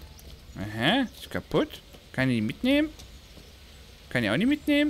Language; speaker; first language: German; native; German